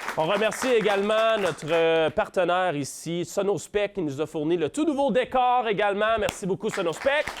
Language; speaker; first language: French; native; French